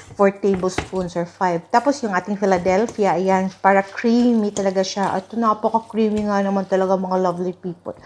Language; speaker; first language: Filipino; non-native, local second language; Cebuano